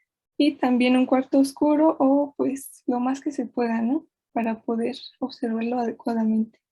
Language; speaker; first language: Spanish; native; Spanish